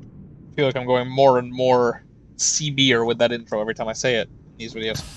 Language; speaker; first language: English; native; English